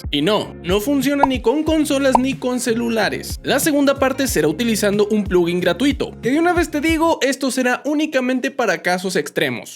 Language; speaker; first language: Spanish; native; Spanish